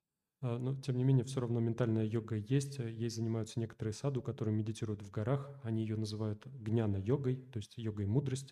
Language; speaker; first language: Russian; native; Russian